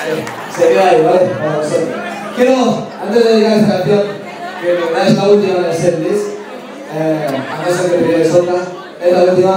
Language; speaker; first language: Spanish; native; Spanish